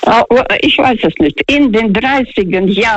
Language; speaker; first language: German; non-native, fluent; Russian